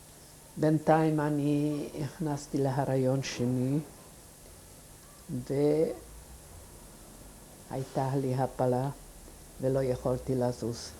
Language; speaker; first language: Hebrew; non-native, fluent; Yiddish